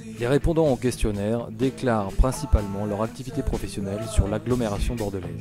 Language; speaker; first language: French; native; French